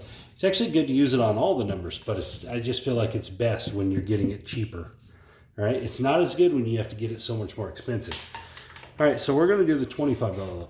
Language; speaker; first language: English; native; English